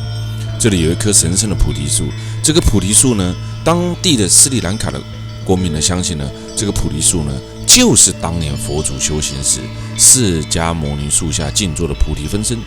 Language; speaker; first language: Chinese; native; Chinese